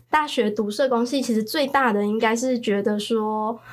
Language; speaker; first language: Chinese; early bilingual, other home language; Khmer